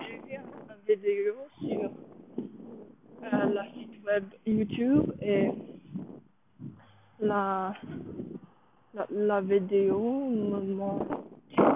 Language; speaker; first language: French; non-native, learner; English